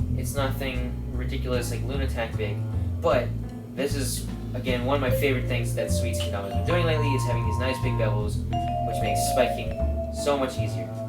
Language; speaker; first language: English; native; English